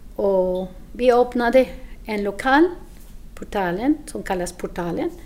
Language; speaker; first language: Swedish; non-native, fluent; Spanish